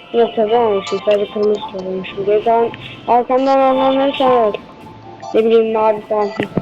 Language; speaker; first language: Turkish; native; Turkish